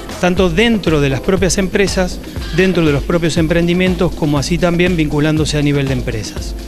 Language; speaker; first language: Spanish; native; Spanish